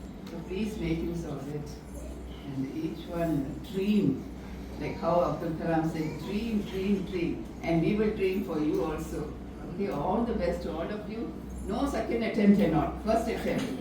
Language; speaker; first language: English; non-native, local second language; Tamil